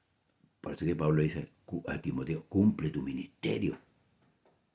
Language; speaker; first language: Spanish; native; Spanish